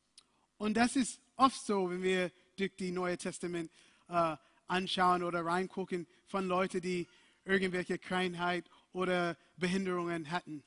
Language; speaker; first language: German; non-native, fluent; English